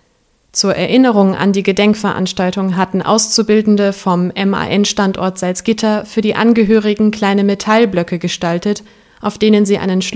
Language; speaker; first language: German; native; German